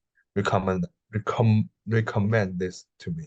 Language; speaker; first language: English; non-native, learner; Chinese